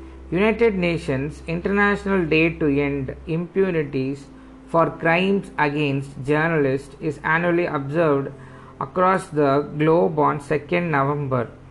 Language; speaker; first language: English; non-native, local second language; Tamil